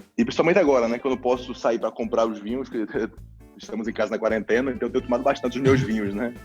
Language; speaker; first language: Portuguese; native; Portuguese